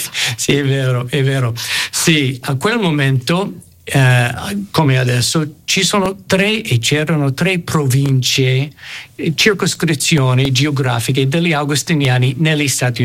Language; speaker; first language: Italian; non-native, fluent; English